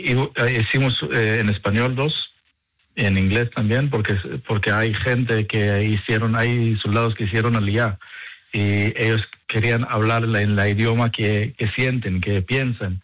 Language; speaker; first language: Spanish; non-native, learner; Hebrew